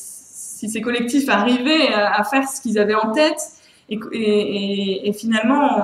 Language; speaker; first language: French; native; French